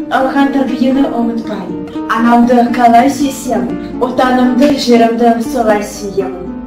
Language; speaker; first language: Kazakh; non-native, local second language; Russian